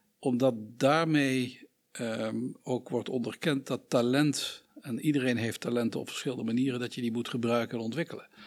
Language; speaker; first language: Dutch; native; Dutch